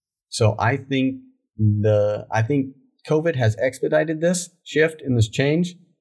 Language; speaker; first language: English; native; English